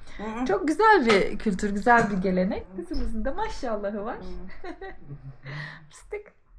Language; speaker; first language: Turkish; native; Turkish